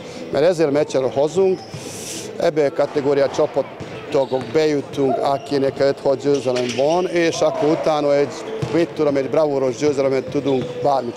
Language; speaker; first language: Hungarian; non-native, learner; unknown